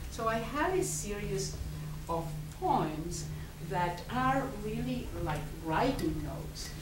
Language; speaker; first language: English; non-native, fluent; Spanish